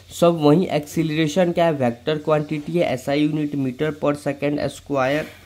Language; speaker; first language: Hindi; native; Hindi